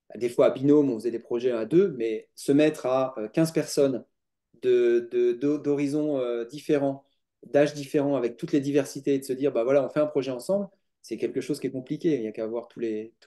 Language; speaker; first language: French; native; French